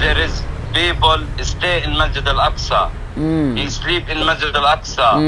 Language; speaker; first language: English; non-native, learner; Arabic